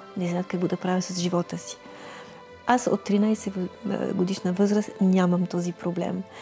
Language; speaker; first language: Bulgarian; non-native, fluent; French